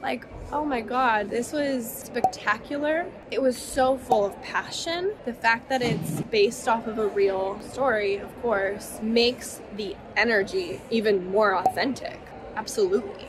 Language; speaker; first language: English; native; English